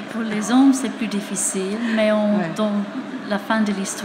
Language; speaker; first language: French; non-native, fluent; English